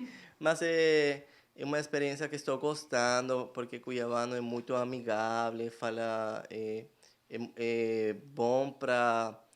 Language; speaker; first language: Portuguese; non-native, learner; Spanish